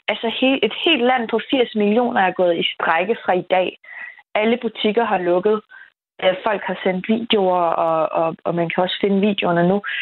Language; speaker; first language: Danish; early bilingual, other home language; Kurdish